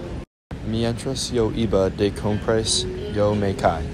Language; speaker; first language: Spanish; non-native, learner; English